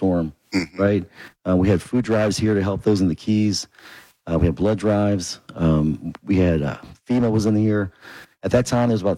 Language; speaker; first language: English; native; English